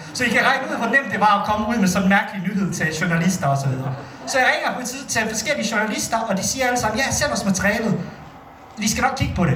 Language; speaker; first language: Danish; early bilingual, other home language; Bosnian